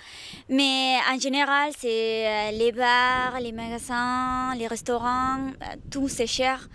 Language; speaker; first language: French; non-native, fluent; Spanish